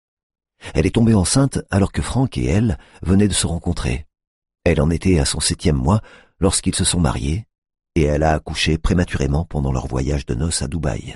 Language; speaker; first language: French; native; French